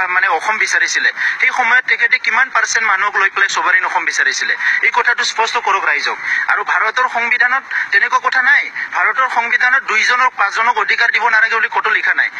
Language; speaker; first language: Assamese; non-native, local second language; Bodo